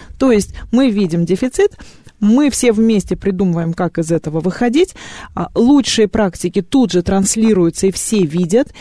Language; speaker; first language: Russian; native; Russian